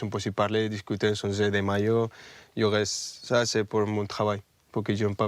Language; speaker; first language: French; non-native, fluent; Spanish